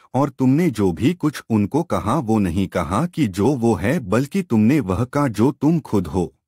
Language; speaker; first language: Hindi; non-native, local second language; Gujarati